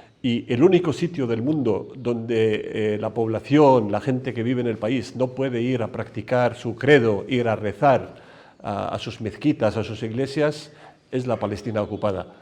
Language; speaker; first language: Spanish; non-native, fluent; Arabic